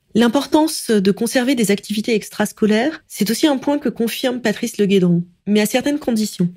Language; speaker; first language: French; native; French